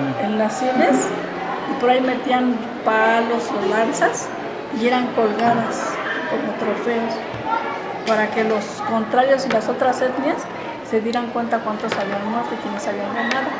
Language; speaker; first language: Spanish; native; Spanish